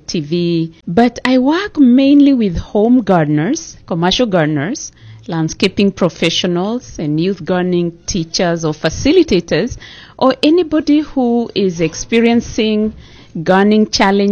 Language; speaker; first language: English; non-native, local second language; Kikuyu